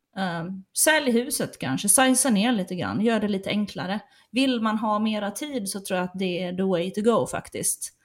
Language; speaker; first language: Swedish; native; Swedish